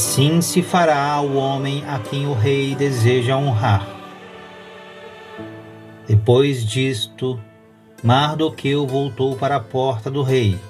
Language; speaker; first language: Portuguese; native; Portuguese